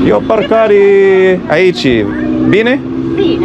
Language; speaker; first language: Romanian; non-native, learner; English